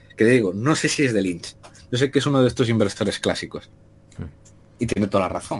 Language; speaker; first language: Spanish; native; Spanish